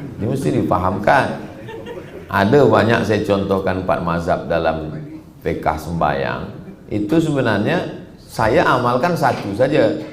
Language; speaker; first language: Malay; native; Malay